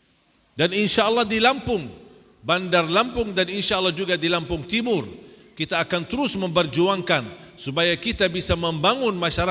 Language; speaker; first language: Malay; non-native, fluent; Arabic